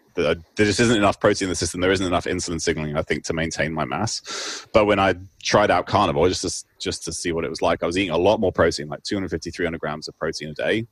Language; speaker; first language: English; native; English